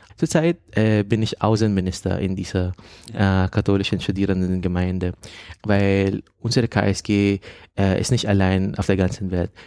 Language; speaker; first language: German; non-native, fluent; Filipino